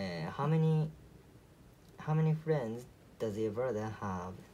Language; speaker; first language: English; non-native, learner; Japanese